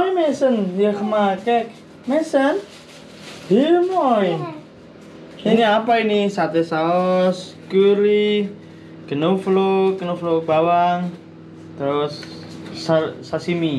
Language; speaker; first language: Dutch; non-native, learner; Indonesian